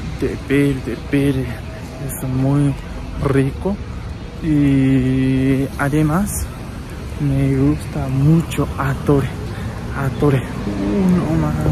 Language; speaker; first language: Spanish; non-native, learner; Japanese